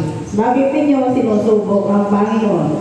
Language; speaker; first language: Filipino; native; Filipino